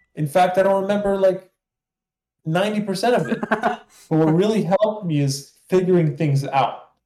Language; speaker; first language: English; non-native, fluent; Hebrew